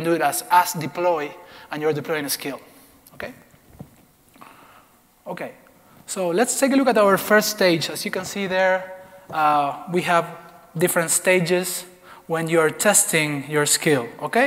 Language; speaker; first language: English; non-native, fluent; Spanish